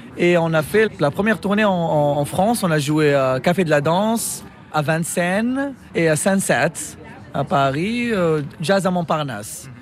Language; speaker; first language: French; non-native, local second language; Arabic